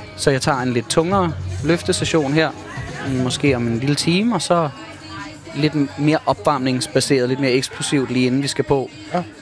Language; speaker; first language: Danish; native; Danish